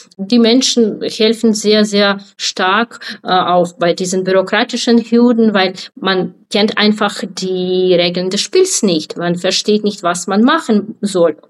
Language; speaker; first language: German; non-native, fluent; Ukrainian